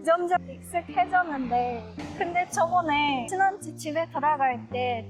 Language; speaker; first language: Korean; non-native, fluent; Japanese